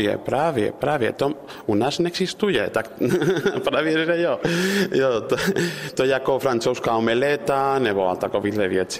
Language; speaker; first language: Czech; non-native, learner; Spanish